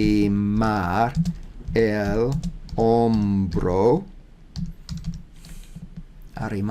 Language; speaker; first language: Spanish; non-native, learner; English